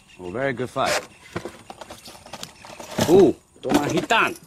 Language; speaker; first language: English; non-native, learner; Indonesian